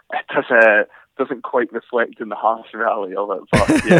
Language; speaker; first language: English; native; English